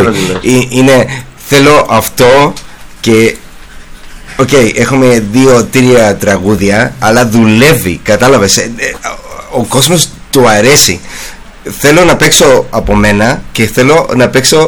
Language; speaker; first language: Greek; non-native, learner; English